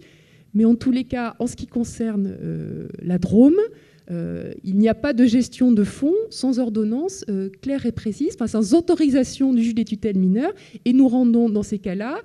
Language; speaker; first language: French; native; French